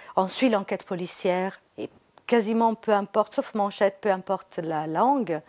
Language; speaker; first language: French; non-native, fluent; Italian